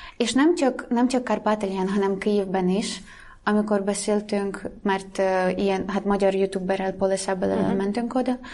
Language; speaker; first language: Hungarian; non-native, fluent; Russian